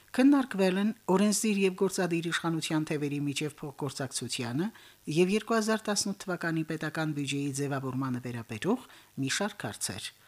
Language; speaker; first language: Armenian; native; Armenian